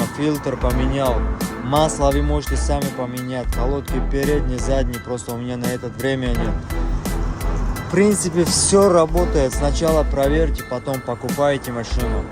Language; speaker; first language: Russian; non-native, learner; Tajik